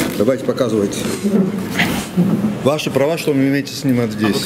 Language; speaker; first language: Russian; non-native, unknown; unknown